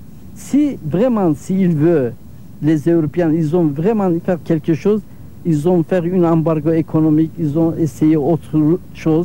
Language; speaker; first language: French; non-native, learner; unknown